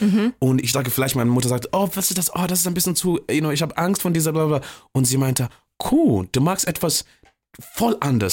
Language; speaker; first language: German; non-native, fluent; English